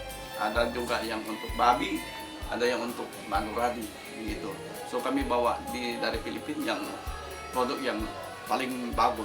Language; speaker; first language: Indonesian; non-native, fluent; Filipino